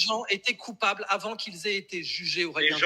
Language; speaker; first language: French; native; French